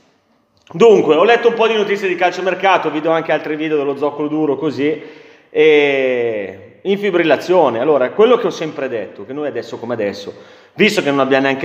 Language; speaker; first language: Italian; native; Italian